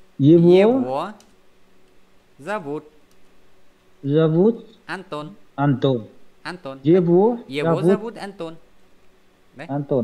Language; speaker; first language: Russian; non-native, learner; Vietnamese